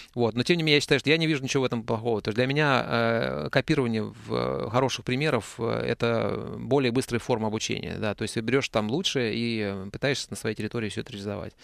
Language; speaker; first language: Russian; native; Russian